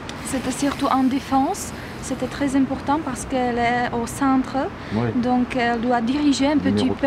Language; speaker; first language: French; non-native, fluent; Czech